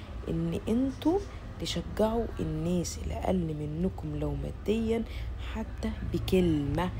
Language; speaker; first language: Arabic; native; Arabic